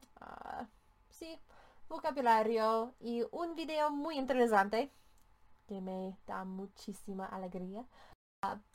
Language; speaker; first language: Spanish; non-native, fluent; English